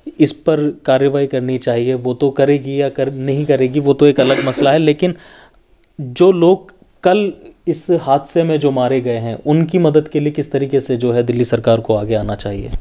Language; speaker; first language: Hindi; native; Hindi